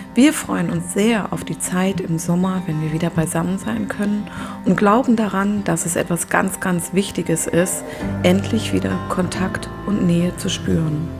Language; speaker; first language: German; native; German